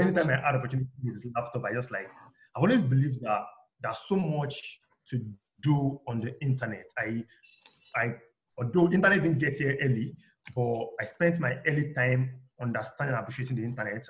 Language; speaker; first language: English; non-native, local second language; Yoruba